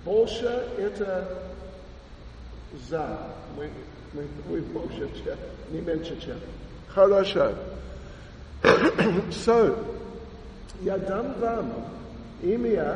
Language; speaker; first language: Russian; non-native, learner; English